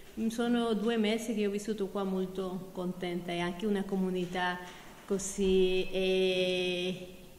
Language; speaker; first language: Italian; non-native, fluent; Spanish